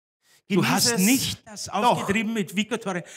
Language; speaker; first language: German; native; German